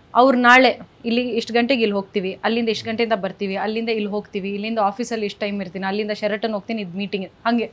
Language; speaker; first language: Kannada; non-native, local second language; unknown